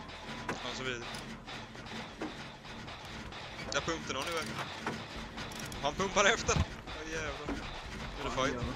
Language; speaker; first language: Swedish; native; Swedish